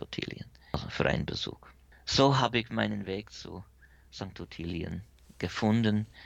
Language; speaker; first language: German; early bilingual, heritage; English